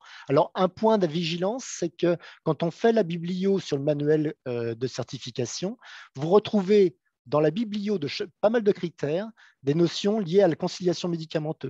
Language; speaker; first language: French; native; French